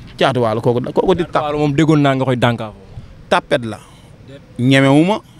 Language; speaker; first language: Wolof; non-native, local second language; Jola-Fonyi